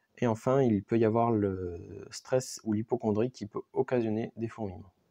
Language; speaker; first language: French; native; French